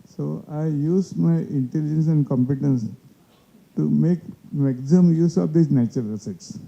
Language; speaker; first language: English; non-native, local second language; Marathi